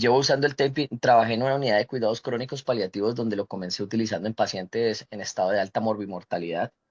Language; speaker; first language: Spanish; native; Spanish